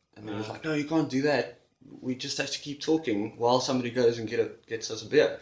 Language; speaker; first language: English; non-native, local second language; Afrikaans